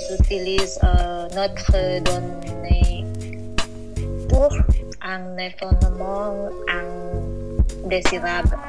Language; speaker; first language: French; non-native, learner; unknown